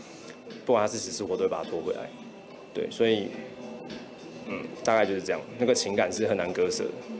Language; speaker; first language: Chinese; native; Chinese